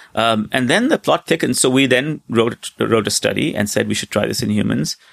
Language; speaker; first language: English; non-native, local second language; Hindi